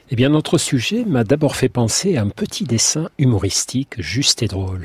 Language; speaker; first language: French; native; French